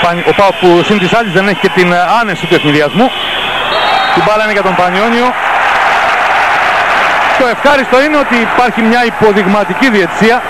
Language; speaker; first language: Greek; native; Greek